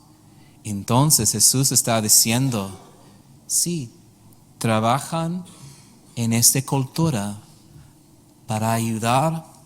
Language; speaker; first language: Spanish; non-native, learner; English